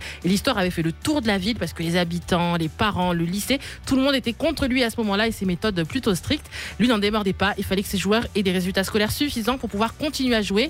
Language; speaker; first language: French; native; French